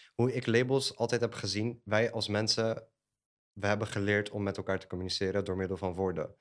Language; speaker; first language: Dutch; early bilingual, other home language; Polish